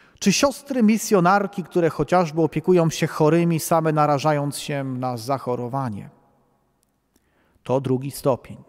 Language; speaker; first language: Polish; native; Polish